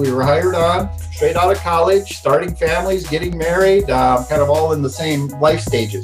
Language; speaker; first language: English; native; English